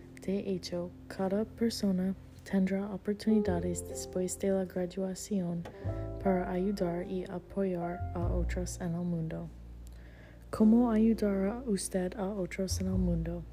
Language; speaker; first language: Spanish; non-native, learner; English